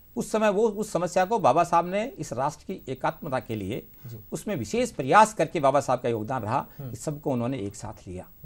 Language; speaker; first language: Hindi; native; Hindi